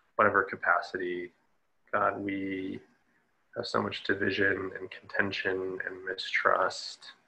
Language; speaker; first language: English; native; English